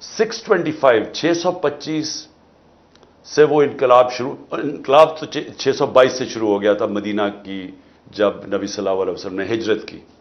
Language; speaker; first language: Urdu; native; Urdu